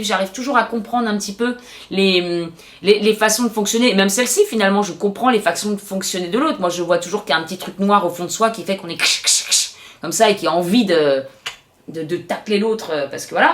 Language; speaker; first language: French; native; French